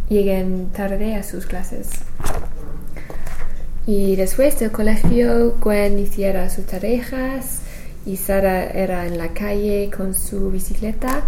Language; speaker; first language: Spanish; non-native, learner; English